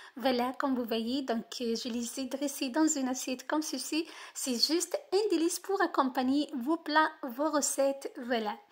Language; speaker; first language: French; native; French